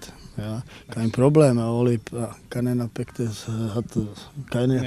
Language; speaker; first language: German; non-native, learner; Greek